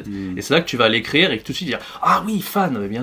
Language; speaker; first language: French; native; French